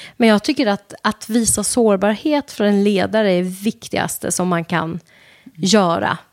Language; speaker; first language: Swedish; non-native, fluent; Persian